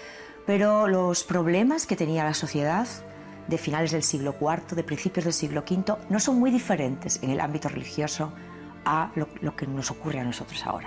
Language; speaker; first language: Spanish; native; Spanish